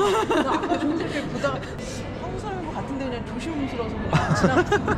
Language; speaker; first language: Korean; non-native, fluent; Italian